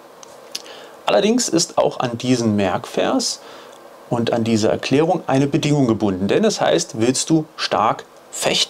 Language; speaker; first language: German; native; German